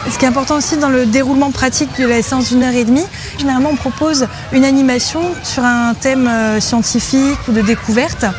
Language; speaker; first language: French; native; French